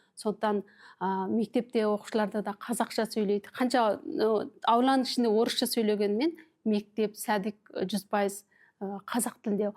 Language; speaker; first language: Kazakh; early bilingual, heritage; Kazakh